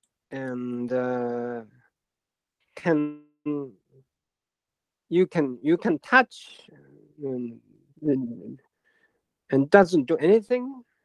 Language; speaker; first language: English; non-native, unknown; Japanese